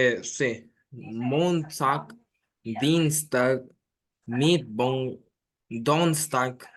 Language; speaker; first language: German; non-native, learner; Spanish